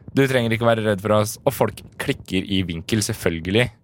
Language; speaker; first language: Norwegian; native; Norwegian